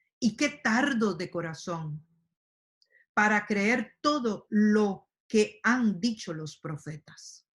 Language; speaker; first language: Spanish; native; Spanish